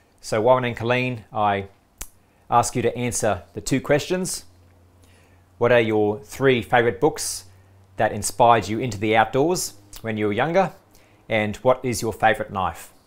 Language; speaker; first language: English; native; English